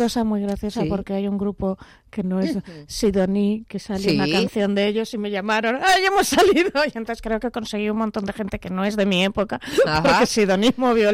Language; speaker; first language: Spanish; native; Spanish